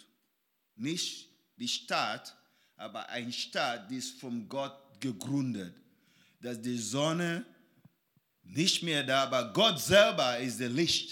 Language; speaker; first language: German; non-native, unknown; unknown